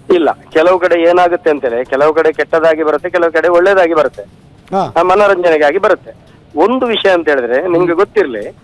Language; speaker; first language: Kannada; non-native, local second language; Tulu